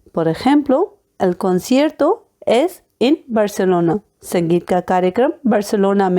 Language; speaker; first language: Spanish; non-native, fluent; Hindi